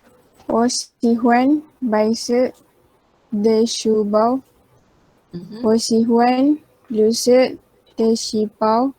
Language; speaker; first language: Chinese; non-native, learner; Malay